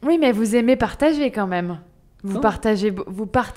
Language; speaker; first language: French; native; French